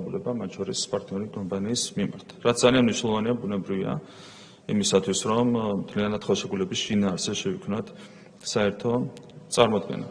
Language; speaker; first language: Georgian; native; Georgian